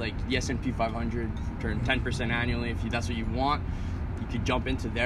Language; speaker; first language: English; native; English